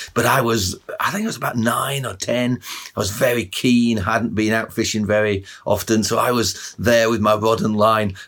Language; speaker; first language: English; native; English